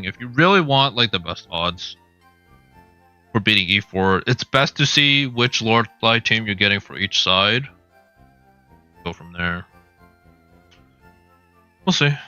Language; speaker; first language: English; native; English